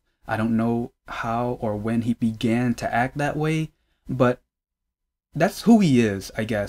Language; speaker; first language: English; native; English